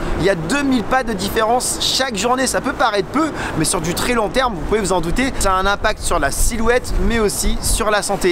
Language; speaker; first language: French; native; French